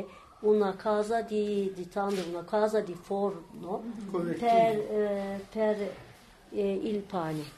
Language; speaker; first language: Italian; non-native, learner; Turkish